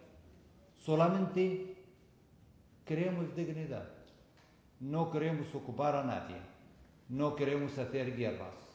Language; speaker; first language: Spanish; non-native, fluent; Arabic